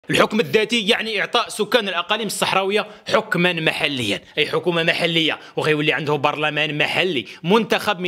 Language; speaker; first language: Arabic; native; Arabic